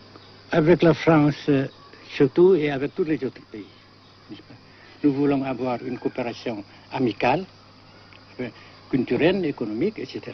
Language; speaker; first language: French; non-native, fluent; Vietnamese